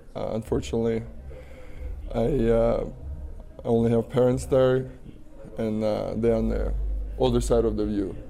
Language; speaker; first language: English; non-native, fluent; Russian